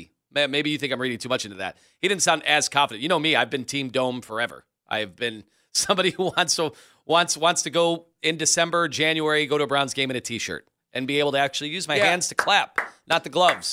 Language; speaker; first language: English; native; English